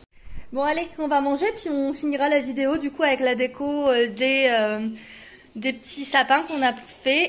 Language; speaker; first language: French; native; French